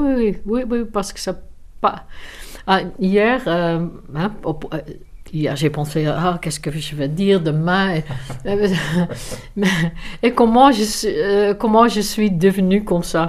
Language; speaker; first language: French; non-native, fluent; Dutch